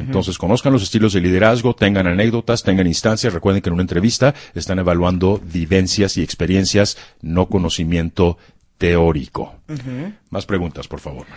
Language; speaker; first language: Spanish; native; Spanish